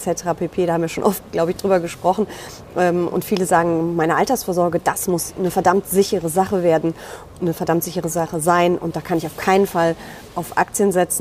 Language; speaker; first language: German; native; German